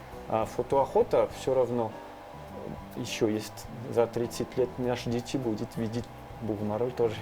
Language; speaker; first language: Russian; non-native, learner; French